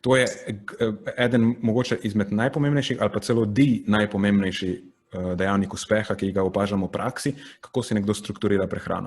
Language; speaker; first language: Slovenian; native; Slovenian